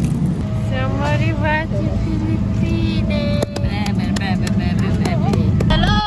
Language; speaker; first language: Italian; early bilingual, other home language; Filipino